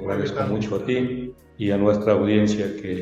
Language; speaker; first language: Spanish; native; Spanish